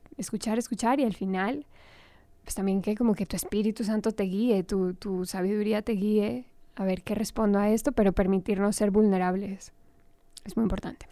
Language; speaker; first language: Spanish; native; Spanish